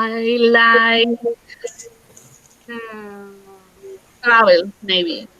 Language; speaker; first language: English; non-native, learner; Spanish